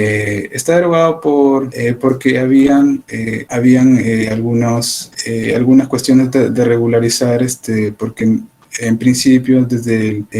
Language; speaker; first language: Spanish; native; Spanish